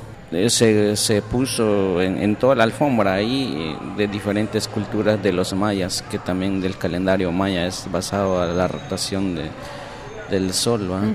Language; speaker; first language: Spanish; non-native, local second language; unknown